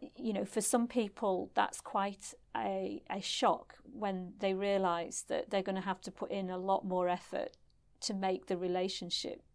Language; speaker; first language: English; native; English